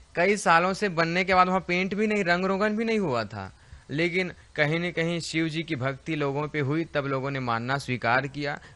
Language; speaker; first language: Hindi; native; Hindi